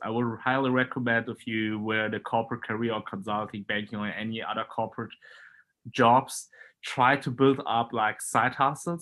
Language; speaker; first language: English; non-native, fluent; German